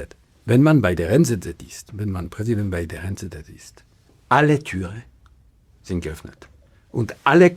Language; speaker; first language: German; non-native, local second language; French